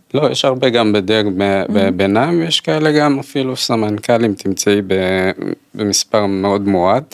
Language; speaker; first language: Hebrew; early bilingual, other home language; Amharic